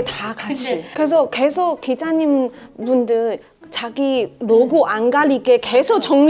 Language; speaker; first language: Korean; non-native, fluent; Chinese